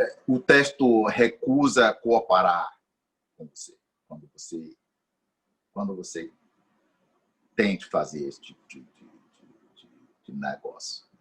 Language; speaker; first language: Portuguese; non-native, fluent; English